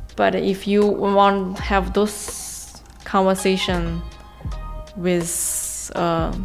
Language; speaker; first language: English; non-native, fluent; Chinese